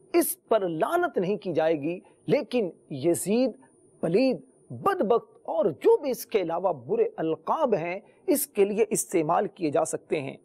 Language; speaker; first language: Urdu; native; Urdu